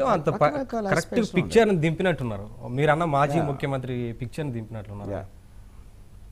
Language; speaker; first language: Telugu; native; Telugu